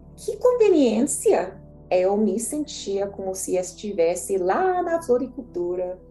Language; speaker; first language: Portuguese; non-native, fluent; English